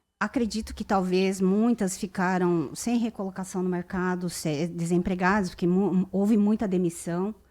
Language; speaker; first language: Portuguese; early bilingual, other home language; Japanese